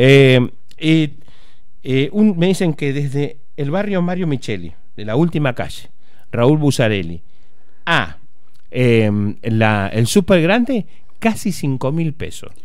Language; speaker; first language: Spanish; native; Spanish